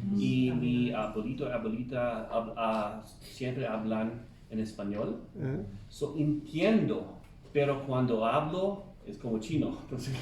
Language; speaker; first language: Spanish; early bilingual, heritage; Filipino